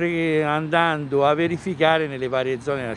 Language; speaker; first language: Italian; native; Italian